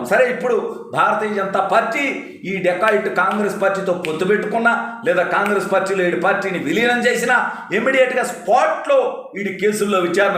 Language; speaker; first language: Telugu; native; Telugu